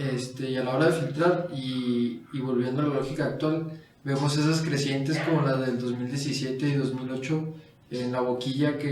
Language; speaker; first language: Spanish; native; Spanish